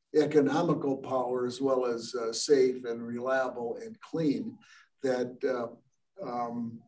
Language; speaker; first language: English; native; English